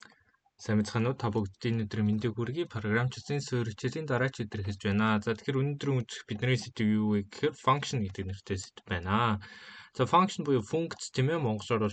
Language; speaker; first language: Mongolian; native; Mongolian